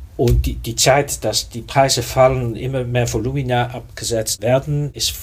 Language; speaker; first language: German; non-native, fluent; Dutch